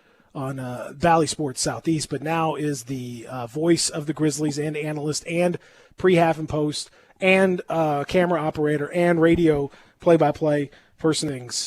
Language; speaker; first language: English; native; English